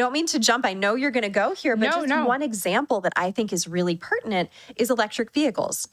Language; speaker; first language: English; native; English